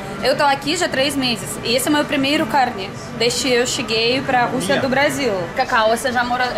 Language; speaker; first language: Portuguese; non-native, learner; Russian